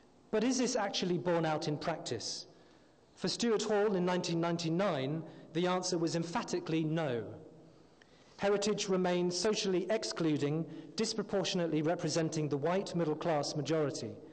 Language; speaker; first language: English; native; English